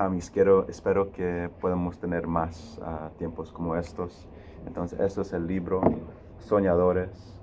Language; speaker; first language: Spanish; early bilingual, heritage; Spanish